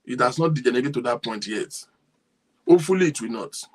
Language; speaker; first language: English; non-native, local second language; Yoruba